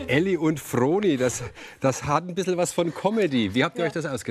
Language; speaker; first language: German; native; German